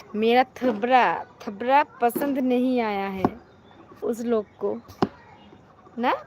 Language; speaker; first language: Hindi; non-native, learner; Bangla